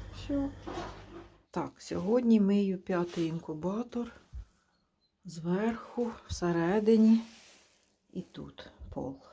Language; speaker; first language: Ukrainian; native; Ukrainian